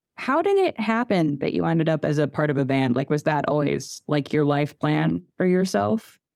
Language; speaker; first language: English; native; English